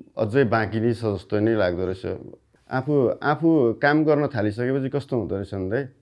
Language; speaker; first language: Nepali; native; Nepali